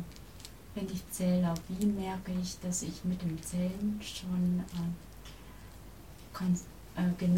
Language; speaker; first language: German; non-native, learner; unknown